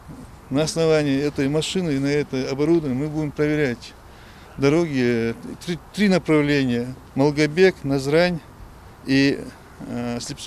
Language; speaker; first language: Russian; non-native, local second language; Ingush